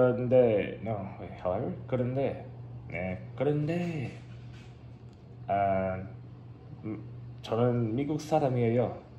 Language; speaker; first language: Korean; non-native, learner; English